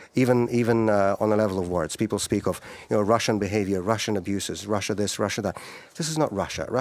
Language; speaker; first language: English; non-native, fluent; Russian